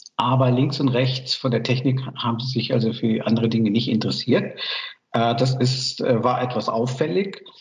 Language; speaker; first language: German; early bilingual, other home language; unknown